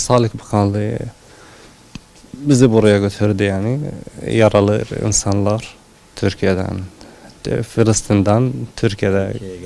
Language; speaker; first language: Turkish; non-native, learner; Arabic